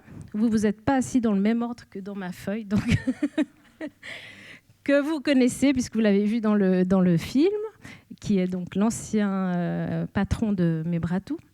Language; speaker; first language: French; native; French